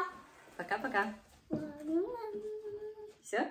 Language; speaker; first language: Russian; native; Russian